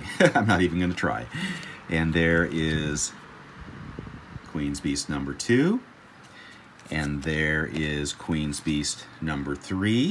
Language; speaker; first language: English; native; English